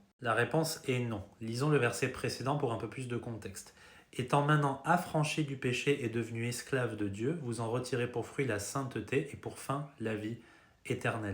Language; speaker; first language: French; native; French